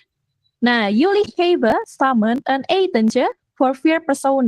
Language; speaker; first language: Dutch; non-native, fluent; Indonesian